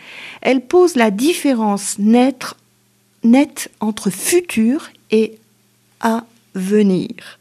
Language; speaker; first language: French; native; French